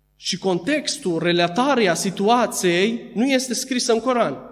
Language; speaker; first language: Romanian; early bilingual, other home language; Arabic